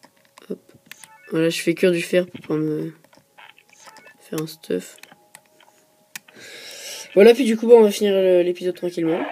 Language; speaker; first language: French; native; French